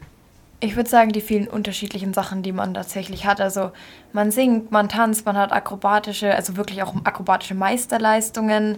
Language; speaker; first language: German; native; German